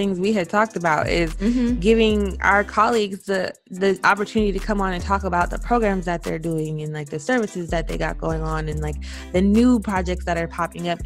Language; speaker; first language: English; native; English